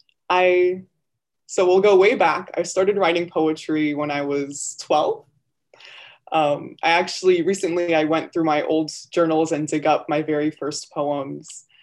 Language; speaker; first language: English; early bilingual, other home language; Armenian